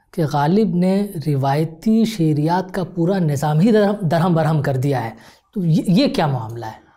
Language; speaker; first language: Hindi; native; Hindi